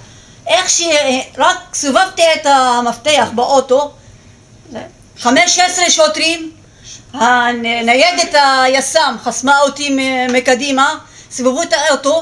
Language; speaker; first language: Hebrew; non-native, local second language; Arabic